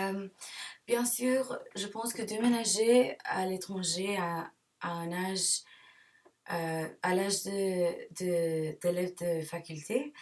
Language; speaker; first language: French; non-native, learner; English